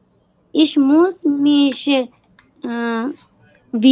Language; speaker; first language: German; non-native, learner; Bangla